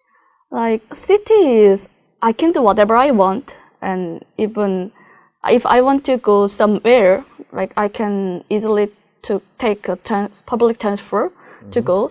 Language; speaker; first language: English; non-native, learner; Korean